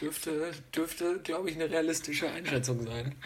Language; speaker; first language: German; native; German